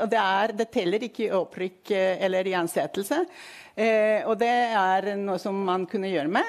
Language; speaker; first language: Norwegian; non-native, fluent; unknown